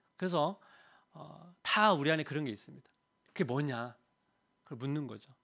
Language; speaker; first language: Korean; native; Korean